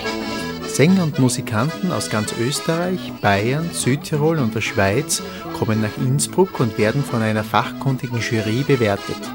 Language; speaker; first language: German; native; German